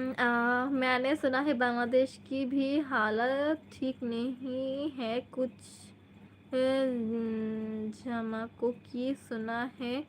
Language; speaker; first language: Hindi; non-native, local second language; Bangla